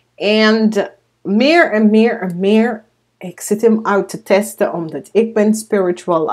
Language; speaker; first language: Dutch; non-native, learner; English